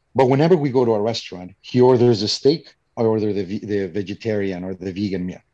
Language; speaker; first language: English; non-native, fluent; Spanish